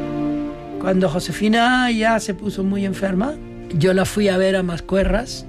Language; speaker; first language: Spanish; native; Spanish